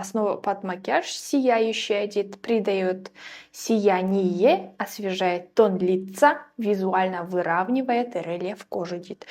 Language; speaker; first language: Russian; non-native, local second language; Kazakh